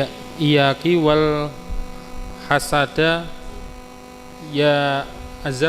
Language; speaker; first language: Arabic; non-native, learner; Indonesian